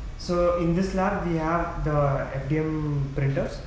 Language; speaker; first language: English; non-native, local second language; Telugu